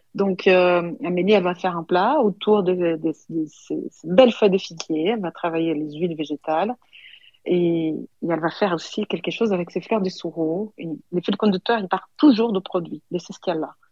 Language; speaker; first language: French; non-native, fluent; Portuguese